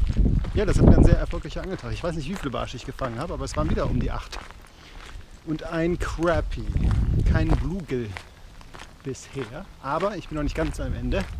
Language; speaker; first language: German; native; German